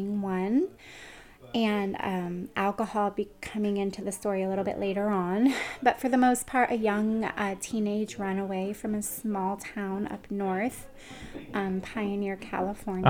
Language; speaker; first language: English; native; English